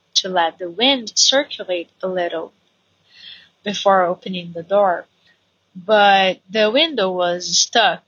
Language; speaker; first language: English; non-native, fluent; Portuguese